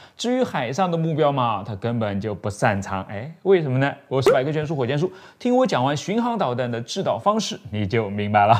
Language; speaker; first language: Chinese; native; Chinese